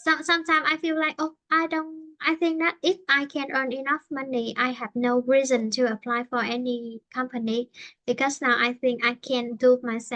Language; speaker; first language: English; non-native, fluent; Vietnamese